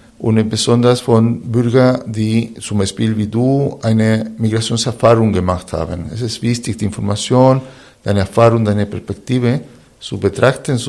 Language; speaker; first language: German; non-native, fluent; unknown